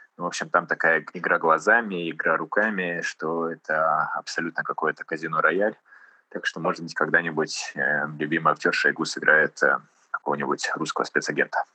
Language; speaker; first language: Russian; native; Russian